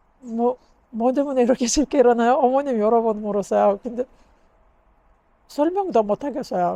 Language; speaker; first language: Korean; non-native, learner; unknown